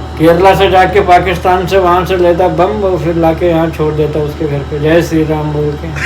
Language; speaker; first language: Hindi; non-native, local second language; Malayalam